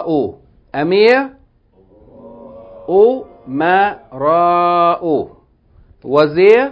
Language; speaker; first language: Arabic; non-native, fluent; English